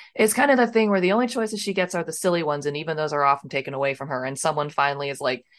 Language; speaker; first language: English; early bilingual, other home language; Hindi